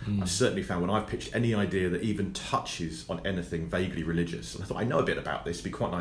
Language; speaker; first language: English; native; English